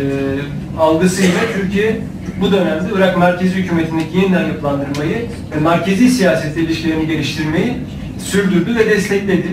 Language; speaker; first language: Turkish; native; Turkish